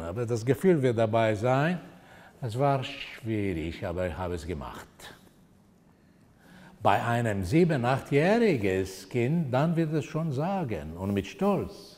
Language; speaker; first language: German; non-native, fluent; Portuguese